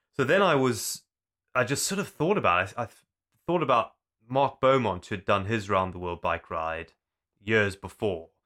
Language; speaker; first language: English; native; English